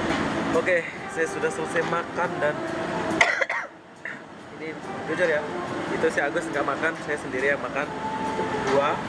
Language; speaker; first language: Indonesian; non-native, local second language; Sasak